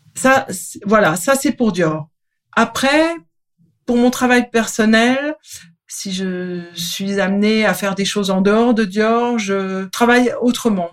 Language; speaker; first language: French; native; French